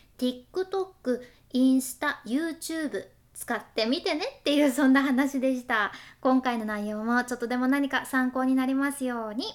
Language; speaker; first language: Japanese; native; Japanese